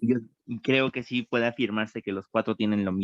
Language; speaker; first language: Spanish; native; Spanish